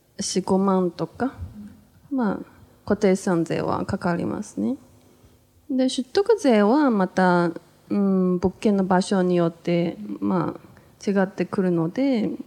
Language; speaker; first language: Japanese; native; Japanese